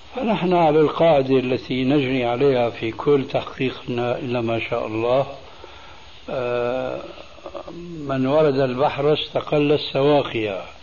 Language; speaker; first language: Arabic; early bilingual, other home language; Albanian